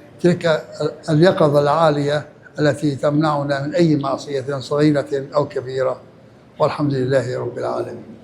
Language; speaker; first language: Arabic; native; Arabic